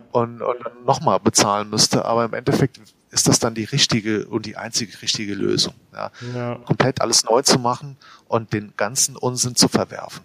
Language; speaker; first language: German; native; German